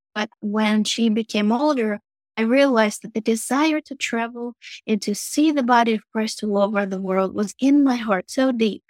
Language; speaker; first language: English; non-native, fluent; Russian